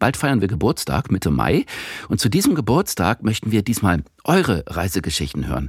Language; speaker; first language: German; native; German